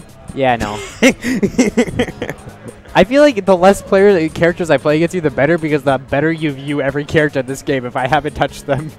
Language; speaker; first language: English; native; English